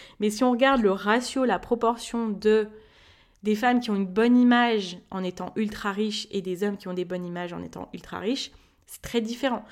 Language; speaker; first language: French; native; French